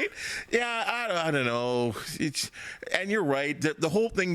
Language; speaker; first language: English; native; English